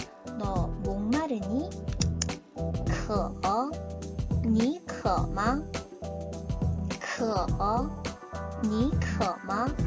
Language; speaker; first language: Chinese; non-native, fluent; Korean